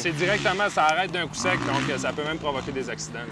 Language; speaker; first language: French; native; French